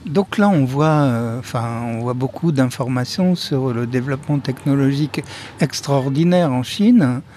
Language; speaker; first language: French; native; French